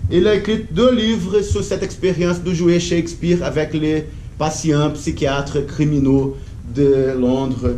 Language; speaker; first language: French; non-native, learner; Portuguese